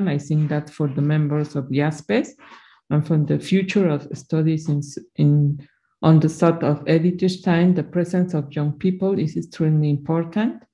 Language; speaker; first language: English; non-native, learner; Spanish